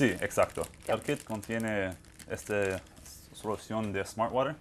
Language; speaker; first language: Spanish; non-native, fluent; English